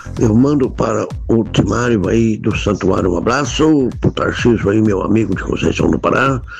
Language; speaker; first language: Portuguese; non-native, fluent; Italian